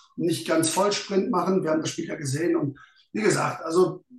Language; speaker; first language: German; native; German